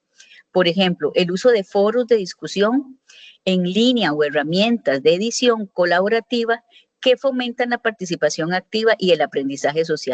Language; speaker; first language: Spanish; native; Spanish